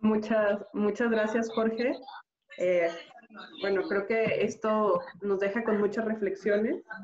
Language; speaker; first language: Spanish; native; Spanish